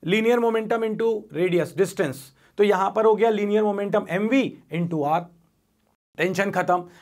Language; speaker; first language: Hindi; native; Hindi